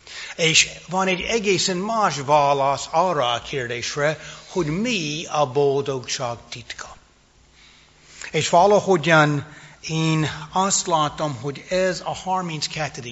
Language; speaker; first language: Hungarian; non-native, fluent; English